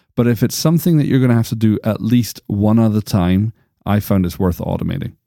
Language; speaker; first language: English; native; English